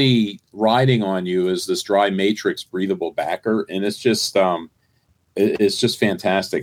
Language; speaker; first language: English; native; English